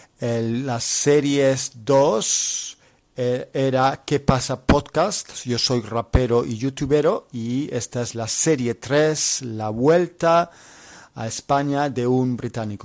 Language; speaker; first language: Spanish; non-native, fluent; English